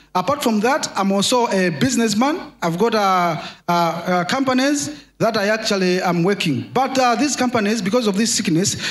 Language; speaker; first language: English; non-native, local second language; Nyanja